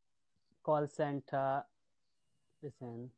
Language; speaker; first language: English; non-native, learner; Hindi